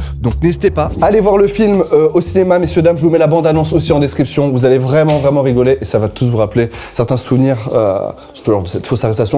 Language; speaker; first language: French; native; French